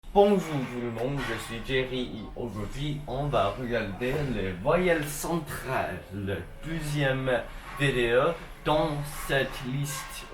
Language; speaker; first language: French; non-native, learner; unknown